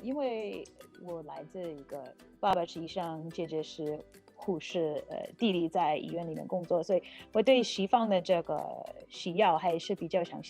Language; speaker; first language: Chinese; non-native, fluent; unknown